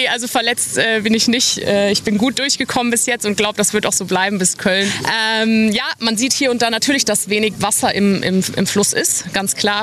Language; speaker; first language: German; native; German